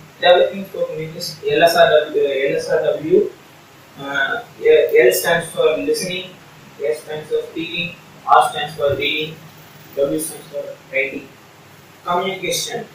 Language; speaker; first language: English; non-native, learner; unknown